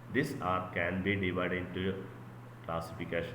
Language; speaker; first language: English; non-native, local second language; Malayalam